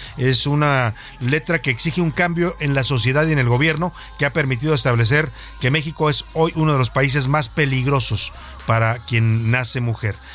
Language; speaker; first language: Spanish; native; Spanish